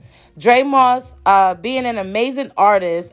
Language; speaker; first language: English; early bilingual, other home language; Spanish